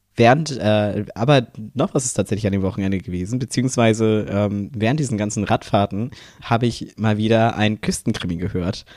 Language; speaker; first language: German; native; German